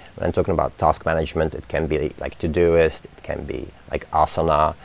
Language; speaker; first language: English; native; English